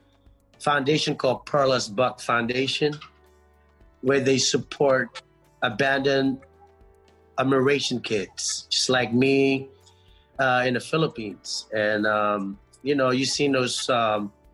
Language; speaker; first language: English; non-native, local second language; Pampanga